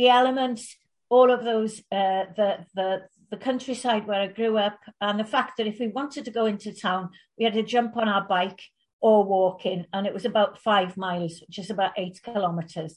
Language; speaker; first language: English; native; English